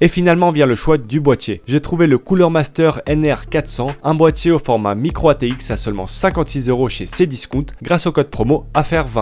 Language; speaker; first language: French; native; French